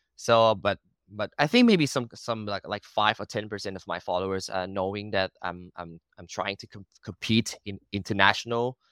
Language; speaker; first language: English; non-native, learner; Thai